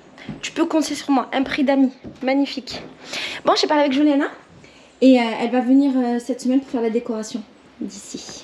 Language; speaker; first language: French; native; French